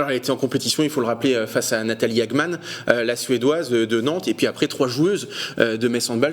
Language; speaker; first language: French; native; French